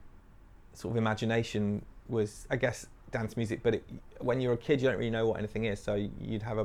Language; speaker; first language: English; native; English